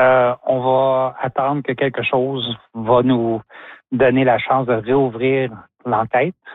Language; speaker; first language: French; native; French